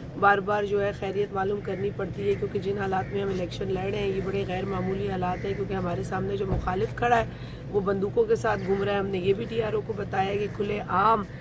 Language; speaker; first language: Urdu; non-native, local second language; Sindhi